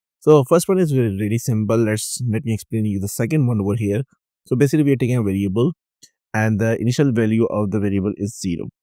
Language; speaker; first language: English; non-native, local second language; Urdu